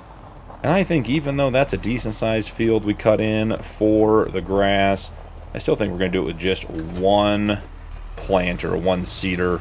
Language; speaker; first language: English; native; English